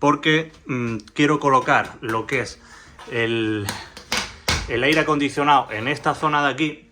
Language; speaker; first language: Spanish; native; Spanish